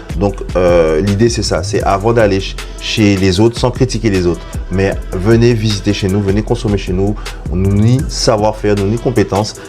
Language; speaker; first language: French; non-native, local second language; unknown